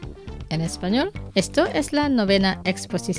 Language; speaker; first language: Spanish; non-native, fluent; Indonesian